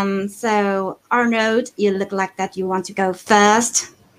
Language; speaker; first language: English; non-native, fluent; Chinese